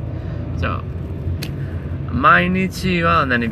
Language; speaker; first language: Japanese; non-native, learner; English